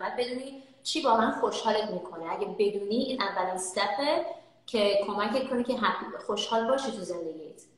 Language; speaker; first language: Persian; early bilingual, heritage; Persian